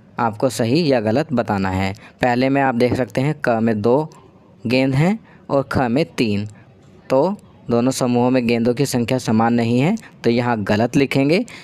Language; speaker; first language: Hindi; native; Hindi